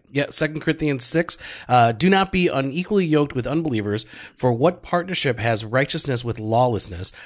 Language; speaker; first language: English; native; English